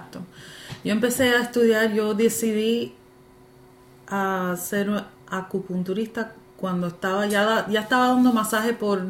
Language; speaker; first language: Spanish; early bilingual, heritage; Spanish